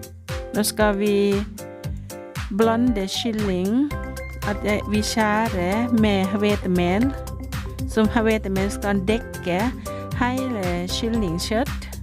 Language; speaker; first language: Norwegian; non-native, learner; Thai